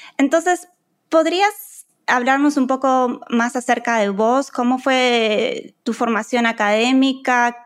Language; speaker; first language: Spanish; native; Spanish